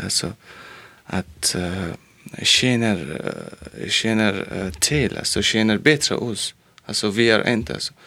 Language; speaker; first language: Swedish; non-native, learner; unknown